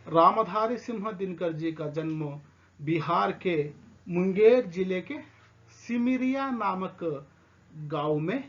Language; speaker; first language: Hindi; non-native, local second language; Telugu